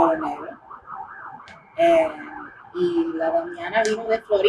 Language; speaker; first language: Spanish; early bilingual, heritage; English